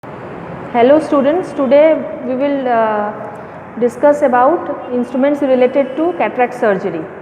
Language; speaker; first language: English; non-native, local second language; Bangla